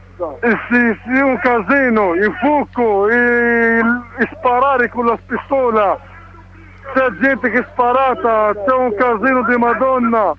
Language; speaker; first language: Italian; non-native, learner; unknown